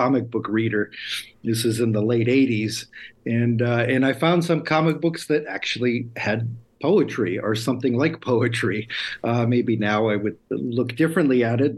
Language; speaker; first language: English; native; English